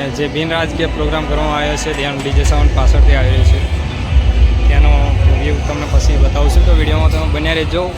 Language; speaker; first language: Gujarati; non-native, local second language; Bhili